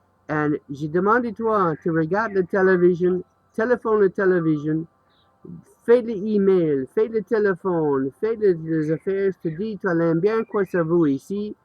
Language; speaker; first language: French; non-native, learner; English